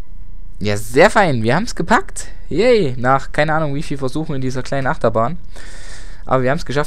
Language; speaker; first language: German; native; German